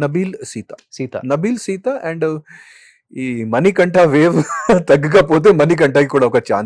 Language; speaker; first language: Telugu; non-native, fluent; Hindi